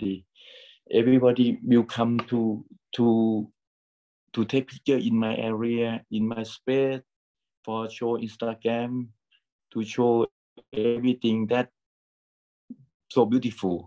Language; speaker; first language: English; non-native, learner; Thai